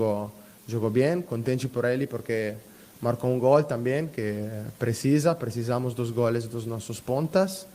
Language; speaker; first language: Portuguese; non-native, fluent; Italian